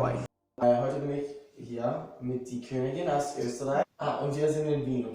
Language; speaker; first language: German; non-native, fluent; Portuguese